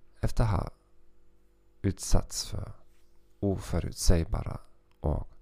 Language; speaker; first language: Swedish; non-native, fluent; German